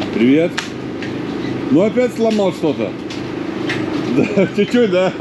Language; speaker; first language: Russian; non-native, fluent; Lithuanian